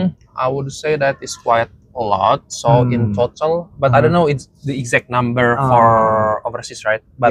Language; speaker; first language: English; non-native, fluent; Indonesian